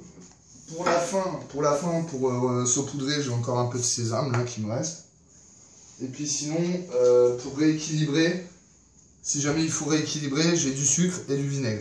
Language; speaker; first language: French; native; French